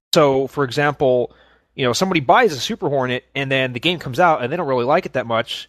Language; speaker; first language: English; native; English